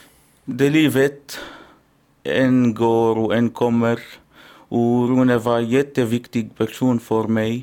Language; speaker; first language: Swedish; non-native, learner; Arabic